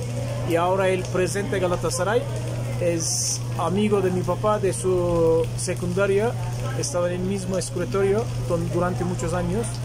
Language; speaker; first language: Spanish; non-native, fluent; Turkish